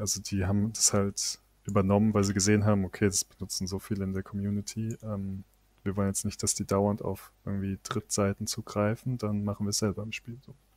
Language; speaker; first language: German; native; German